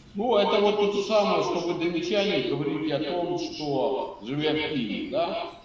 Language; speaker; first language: Russian; native; Russian